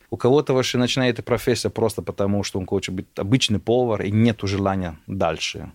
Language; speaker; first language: Russian; non-native, fluent; Italian